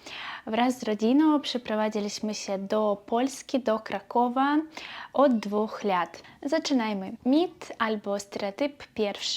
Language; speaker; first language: Polish; non-native, learner; Belarusian